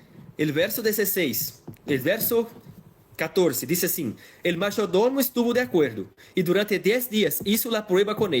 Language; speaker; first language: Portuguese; non-native, fluent; Spanish